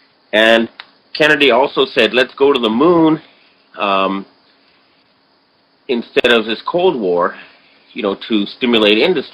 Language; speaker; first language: English; native; English